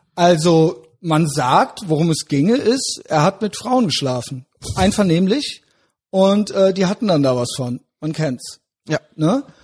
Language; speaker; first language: German; native; German